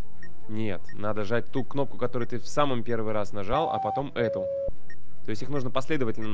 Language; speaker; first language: Russian; native; Russian